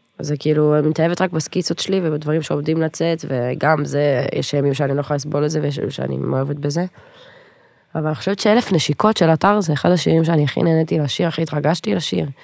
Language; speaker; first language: Hebrew; native; Hebrew